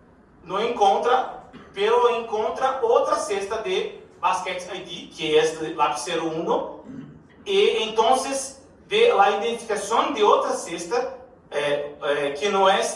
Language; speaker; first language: Spanish; non-native, learner; Portuguese